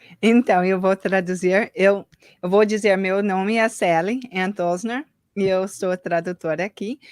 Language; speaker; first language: Portuguese; early bilingual, heritage; English